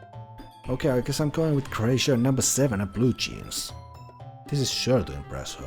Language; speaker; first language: English; non-native, fluent; Finnish